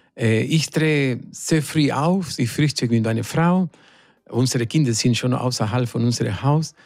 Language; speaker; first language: German; non-native, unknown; Spanish